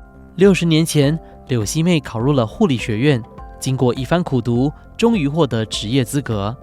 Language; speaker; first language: Chinese; native; Chinese